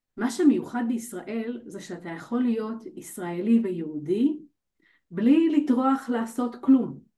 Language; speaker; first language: Hebrew; native; Hebrew